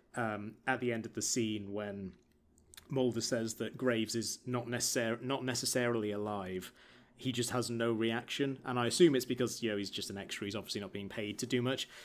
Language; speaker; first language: English; native; English